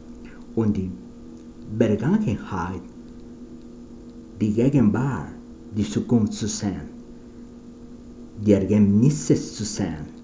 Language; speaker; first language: German; non-native, learner; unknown